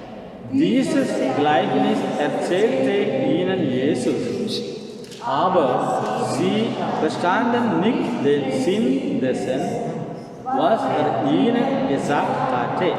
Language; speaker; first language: German; non-native, learner; Malayalam